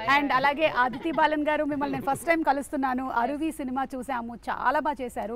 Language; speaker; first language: Telugu; native; Telugu